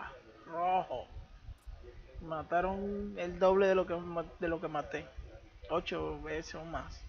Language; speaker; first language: Spanish; native; Spanish